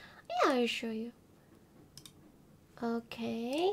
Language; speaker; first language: English; non-native, learner; Korean